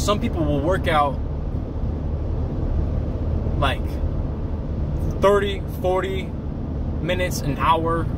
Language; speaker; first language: English; native; English